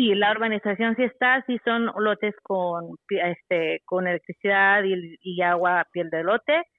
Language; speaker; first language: Spanish; native; Spanish